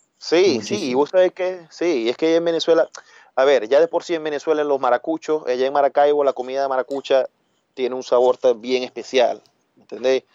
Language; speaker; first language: Spanish; native; Spanish